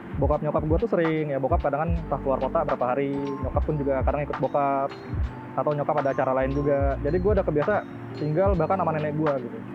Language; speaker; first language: Indonesian; native; Indonesian